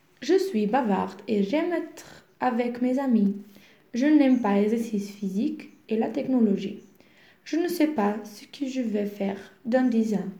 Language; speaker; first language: French; non-native, learner; Portuguese